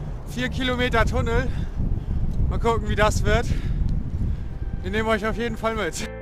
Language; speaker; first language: German; native; German